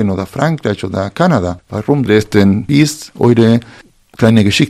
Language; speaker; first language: German; non-native, fluent; Spanish